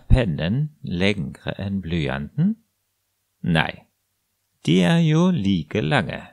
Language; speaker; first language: Norwegian; non-native, fluent; German